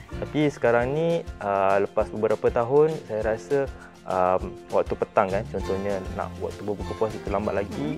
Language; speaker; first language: Malay; native; Malay